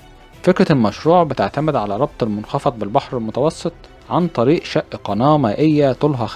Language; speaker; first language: Arabic; native; Arabic